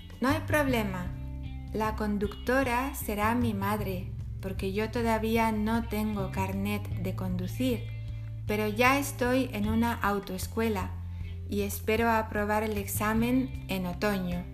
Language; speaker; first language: Spanish; non-native, learner; English